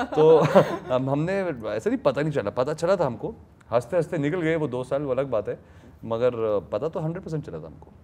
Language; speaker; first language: Hindi; native; Hindi